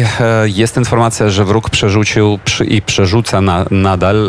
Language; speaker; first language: Polish; non-native, fluent; Ukrainian